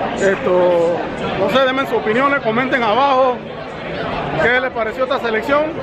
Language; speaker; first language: Spanish; native; Spanish